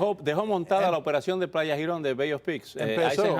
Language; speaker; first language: Spanish; native; Spanish